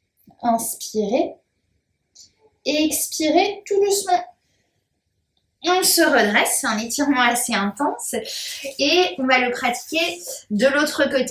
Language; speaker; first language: French; native; French